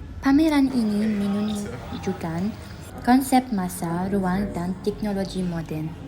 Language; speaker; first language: Malay; non-native, learner; Arabic